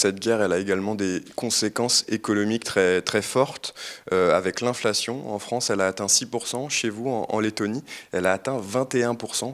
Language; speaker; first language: French; native; French